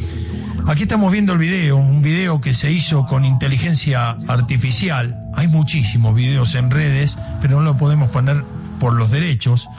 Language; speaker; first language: Spanish; native; Spanish